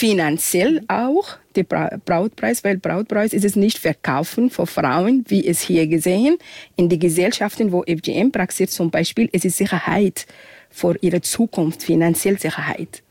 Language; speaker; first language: German; non-native, fluent; Arabic